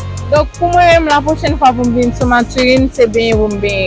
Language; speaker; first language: French; non-native, learner; Haitian Creole